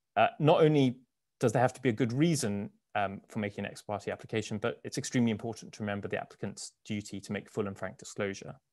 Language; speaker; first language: English; native; English